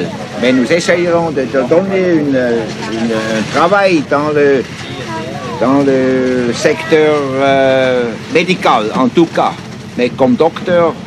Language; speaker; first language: French; non-native, fluent; Swiss German